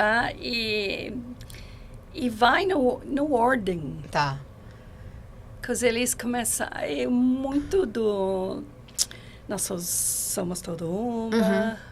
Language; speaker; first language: Portuguese; non-native, learner; English